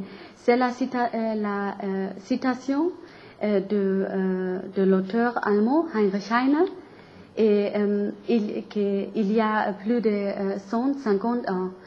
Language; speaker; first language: French; non-native, learner; German